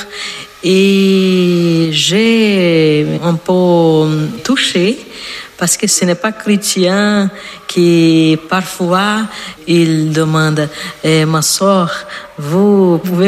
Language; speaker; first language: French; non-native, fluent; Portuguese